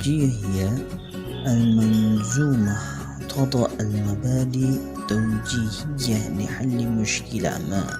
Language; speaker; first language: Arabic; non-native, learner; Indonesian